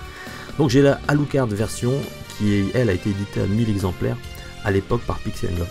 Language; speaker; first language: French; native; French